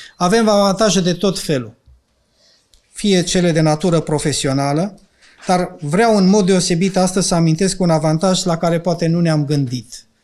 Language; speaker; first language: Romanian; non-native, local second language; Ukrainian